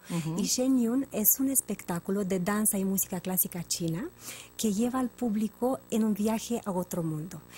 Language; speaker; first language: Spanish; non-native, fluent; Romanian